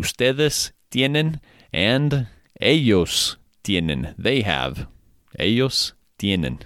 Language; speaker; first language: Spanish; non-native, fluent; English